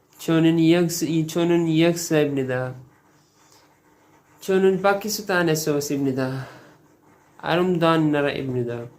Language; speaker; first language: Korean; non-native, learner; Urdu